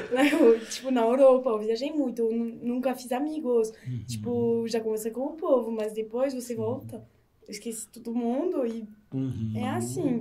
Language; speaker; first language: Portuguese; non-native, learner; French